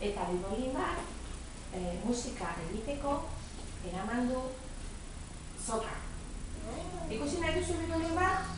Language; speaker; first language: Basque; non-native, local second language; Spanish